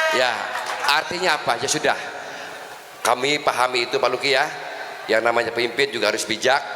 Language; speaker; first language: Indonesian; native; Indonesian